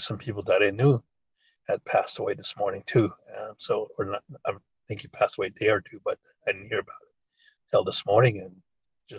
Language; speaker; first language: English; early bilingual, other home language; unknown